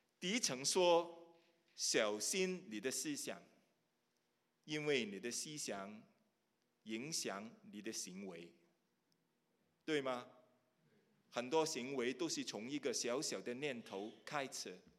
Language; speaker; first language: Chinese; non-native, local second language; Cantonese